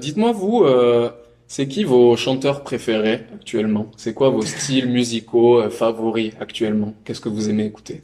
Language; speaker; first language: French; native; French